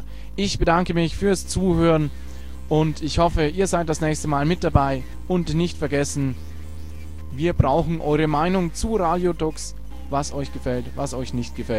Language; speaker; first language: German; native; German